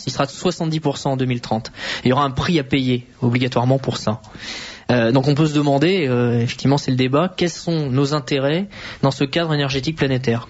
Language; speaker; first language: French; native; French